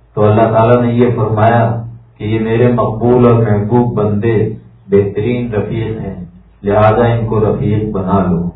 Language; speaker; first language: Urdu; native; Urdu